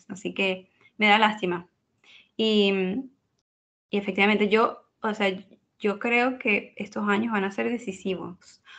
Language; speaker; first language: Spanish; native; Spanish